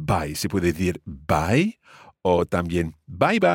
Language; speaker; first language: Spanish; non-native, fluent; English